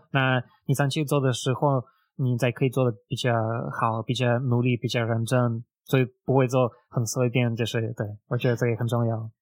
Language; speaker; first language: Chinese; non-native, fluent; Russian